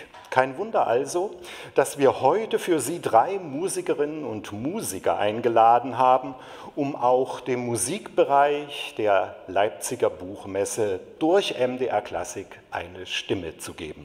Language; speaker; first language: German; native; German